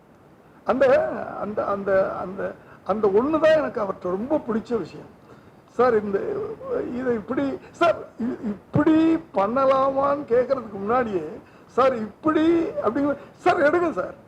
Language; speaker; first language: Tamil; native; Tamil